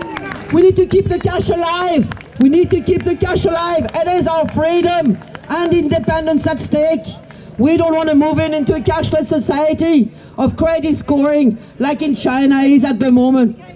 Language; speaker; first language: English; non-native, fluent; French